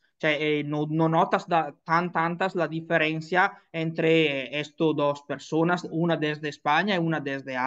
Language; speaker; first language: Spanish; non-native, learner; Italian